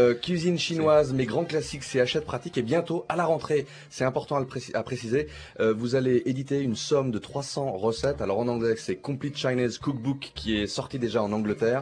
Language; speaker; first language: French; native; French